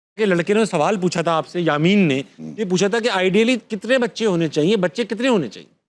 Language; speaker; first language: Urdu; native; Urdu